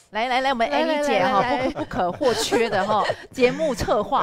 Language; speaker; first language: Chinese; native; Chinese